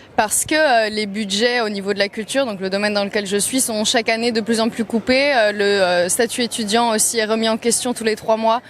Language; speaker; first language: French; native; French